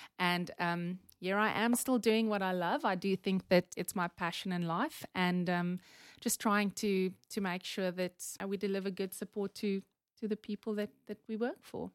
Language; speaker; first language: English; non-native, local second language; Afrikaans